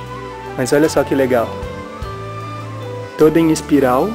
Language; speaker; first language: Portuguese; native; Portuguese